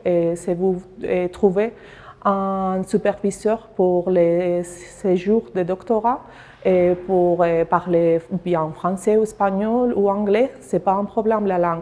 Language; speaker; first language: French; non-native, learner; Spanish